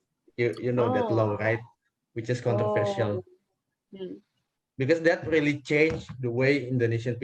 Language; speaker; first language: English; non-native, learner; Indonesian